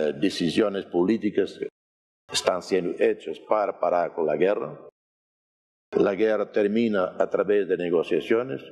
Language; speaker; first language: Spanish; non-native, fluent; Portuguese